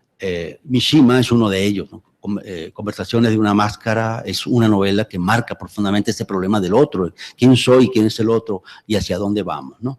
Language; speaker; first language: Spanish; native; Spanish